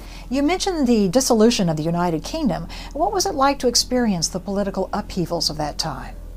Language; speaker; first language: English; native; English